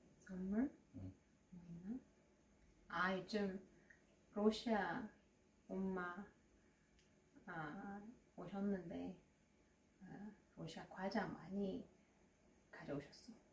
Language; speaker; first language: Korean; non-native, fluent; Russian